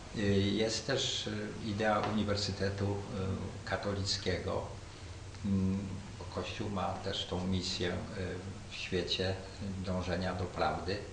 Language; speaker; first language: Polish; native; Polish